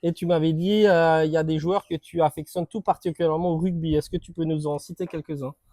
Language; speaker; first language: French; native; French